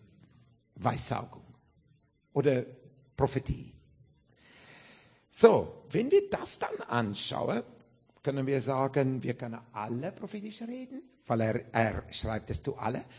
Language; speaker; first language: German; non-native, fluent; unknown